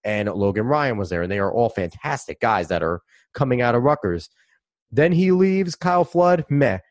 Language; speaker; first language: English; native; English